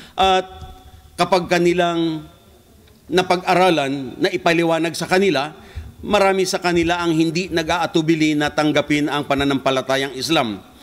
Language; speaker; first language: Filipino; non-native, local second language; Hiligaynon